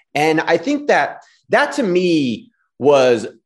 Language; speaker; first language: English; native; English